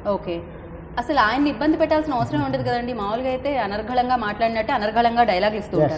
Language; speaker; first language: Telugu; native; Telugu